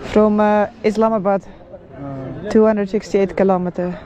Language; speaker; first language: English; non-native, learner; Dutch